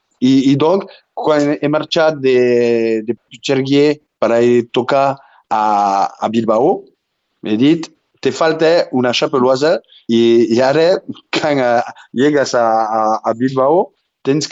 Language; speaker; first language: Catalan; non-native, local second language; French